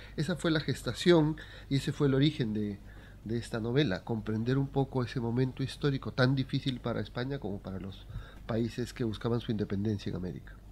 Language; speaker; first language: Spanish; native; Spanish